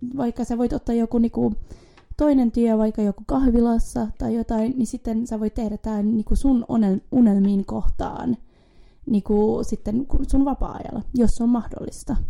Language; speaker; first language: Finnish; early bilingual, heritage; Finnish